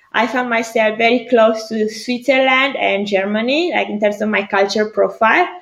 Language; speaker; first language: English; non-native, fluent; Greek